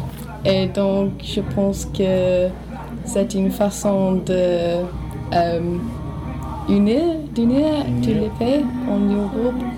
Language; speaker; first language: French; non-native, learner; English